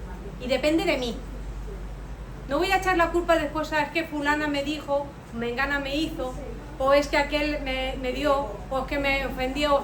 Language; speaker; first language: Spanish; native; Spanish